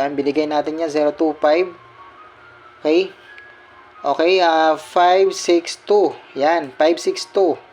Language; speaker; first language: Filipino; non-native, local second language; Cebuano